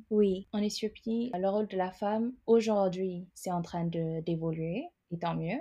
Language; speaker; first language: French; non-native, fluent; Amharic